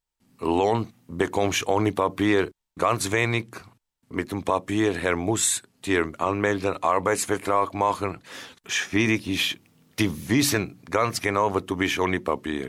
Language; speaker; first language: German; non-native, learner; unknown